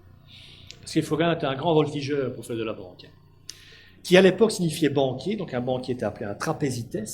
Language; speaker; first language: French; native; French